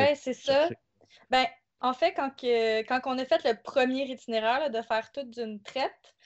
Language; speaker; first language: French; native; French